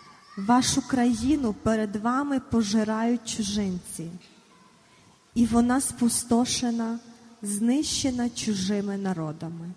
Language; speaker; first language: Ukrainian; native; Ukrainian